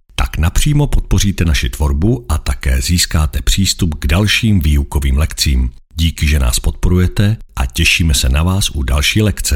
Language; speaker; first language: Czech; native; Czech